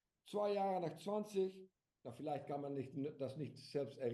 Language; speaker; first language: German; non-native, learner; Dutch